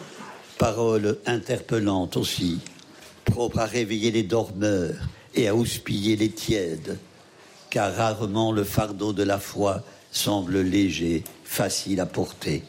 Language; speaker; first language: French; native; French